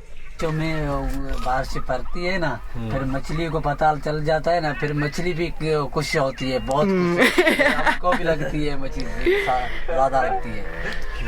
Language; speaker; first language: Hindi; non-native, local second language; Sindhi